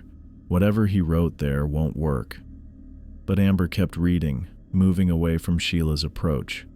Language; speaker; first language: English; native; English